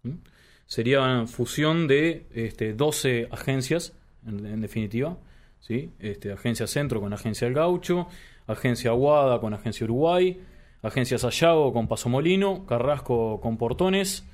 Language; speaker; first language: Spanish; native; Spanish